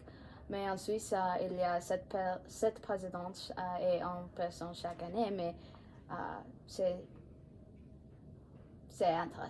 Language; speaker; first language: French; non-native, learner; English